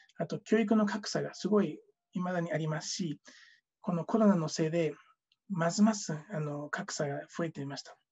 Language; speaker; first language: Japanese; non-native, fluent; Spanish